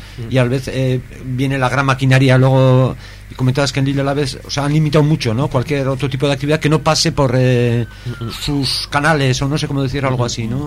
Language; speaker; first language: Spanish; native; Spanish